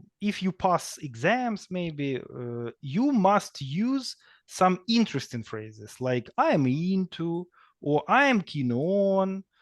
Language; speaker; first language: English; non-native, fluent; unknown